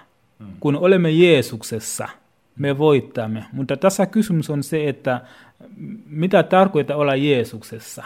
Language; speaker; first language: Finnish; non-native, fluent; Swahili